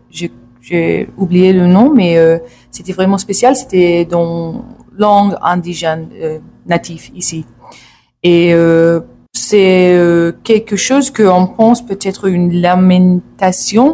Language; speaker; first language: French; non-native, learner; English